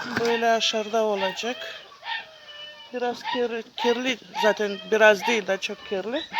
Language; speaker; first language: Turkish; non-native, learner; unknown